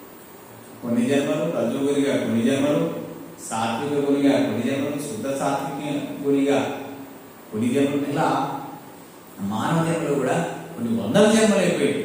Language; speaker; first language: Telugu; native; Telugu